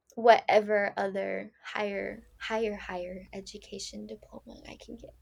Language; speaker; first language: English; early bilingual, other home language; Spanish